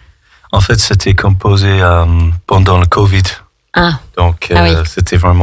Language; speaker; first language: French; non-native, fluent; English